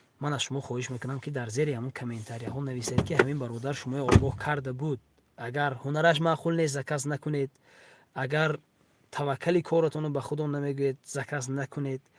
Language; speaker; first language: Tajik; native; Tajik